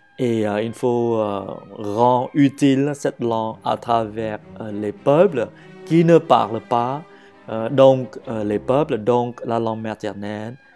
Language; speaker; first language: French; non-native, fluent; Vietnamese